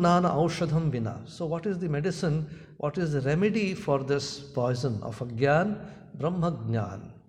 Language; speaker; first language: English; non-native, local second language; Hindi